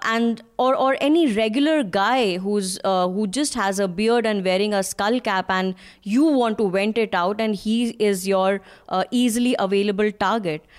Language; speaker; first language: English; non-native, local second language; Hindi